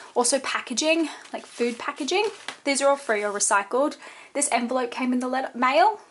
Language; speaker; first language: English; native; English